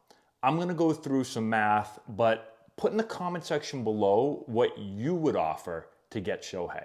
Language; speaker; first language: English; native; English